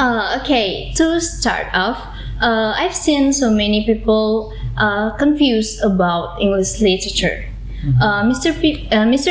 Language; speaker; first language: English; non-native, learner; Indonesian